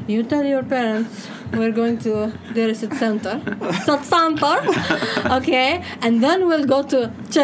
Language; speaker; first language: English; native; English